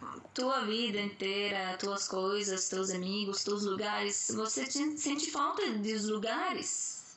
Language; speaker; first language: Portuguese; non-native, fluent; Arabic